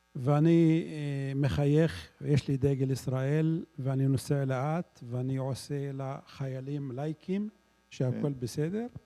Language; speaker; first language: Hebrew; non-native, local second language; Arabic